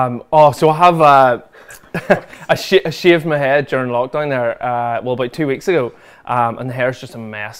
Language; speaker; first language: English; native; English